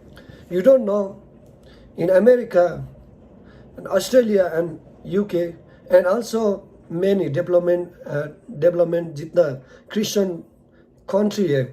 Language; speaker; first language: Hindi; non-native, learner; Nepali